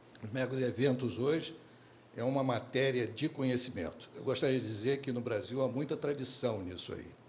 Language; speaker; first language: Portuguese; native; Portuguese